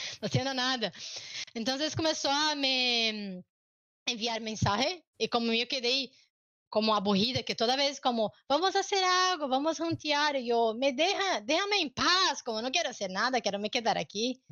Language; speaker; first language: Spanish; non-native, learner; Portuguese